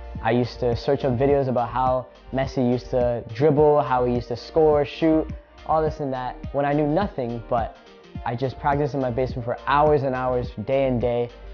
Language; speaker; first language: English; early bilingual, other home language; Hindi